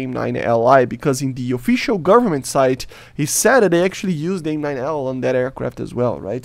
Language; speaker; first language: English; non-native, fluent; Portuguese